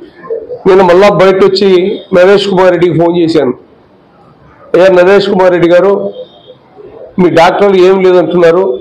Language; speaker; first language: Telugu; native; Telugu